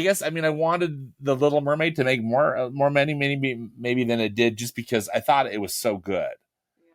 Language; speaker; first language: English; native; English